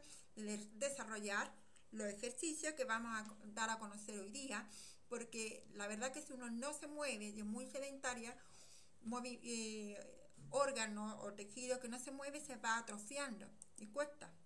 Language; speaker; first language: Spanish; native; Spanish